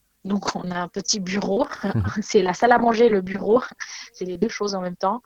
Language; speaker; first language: French; non-native, fluent; Ukrainian